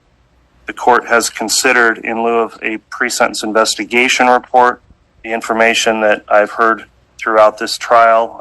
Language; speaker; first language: English; native; English